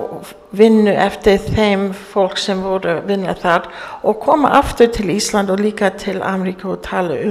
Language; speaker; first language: Icelandic; early bilingual, heritage; English